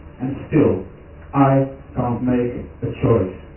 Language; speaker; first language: English; non-native, fluent; Dutch